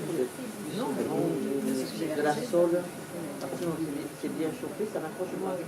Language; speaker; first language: French; native; French